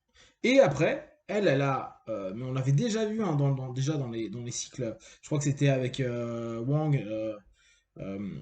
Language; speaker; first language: French; native; French